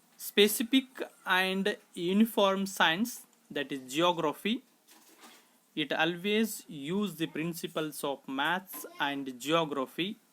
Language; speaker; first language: English; non-native, local second language; Kannada